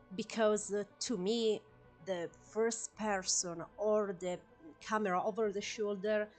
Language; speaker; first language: English; non-native, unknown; Italian